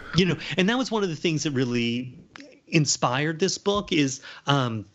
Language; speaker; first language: English; native; English